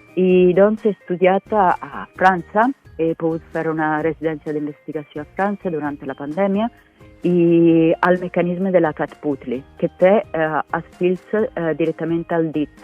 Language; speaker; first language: Catalan; non-native, fluent; Italian